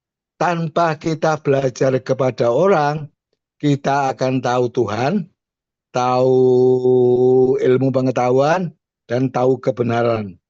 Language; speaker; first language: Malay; non-native, local second language; Javanese